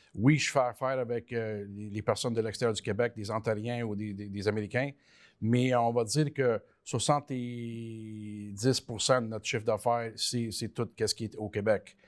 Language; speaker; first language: French; early bilingual, other home language; Italian